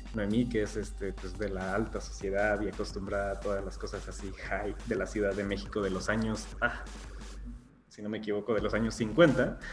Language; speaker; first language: Spanish; early bilingual, heritage; Spanish